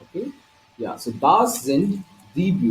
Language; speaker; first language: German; non-native, learner; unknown